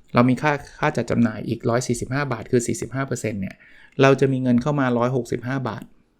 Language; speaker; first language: Thai; native; Thai